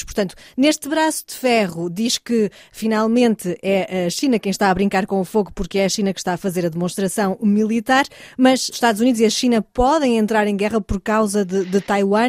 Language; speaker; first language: Portuguese; native; Portuguese